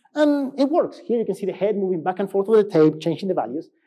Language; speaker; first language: English; non-native, fluent; Spanish